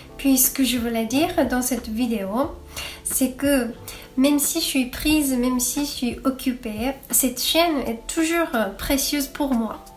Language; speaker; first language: French; non-native, fluent; Japanese